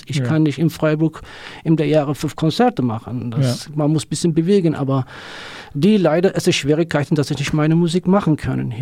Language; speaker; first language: German; non-native, learner; Kurdish